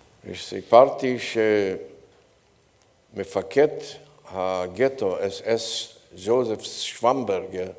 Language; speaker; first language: Hebrew; non-native, fluent; Polish